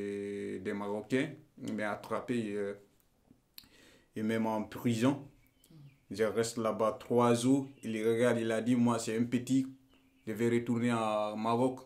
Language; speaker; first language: French; non-native, learner; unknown